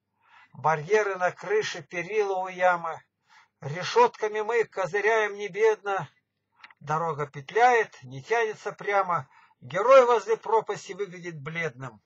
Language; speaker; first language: Russian; native; Russian